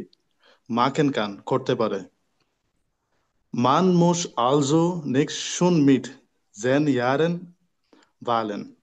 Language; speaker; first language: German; non-native, learner; Bangla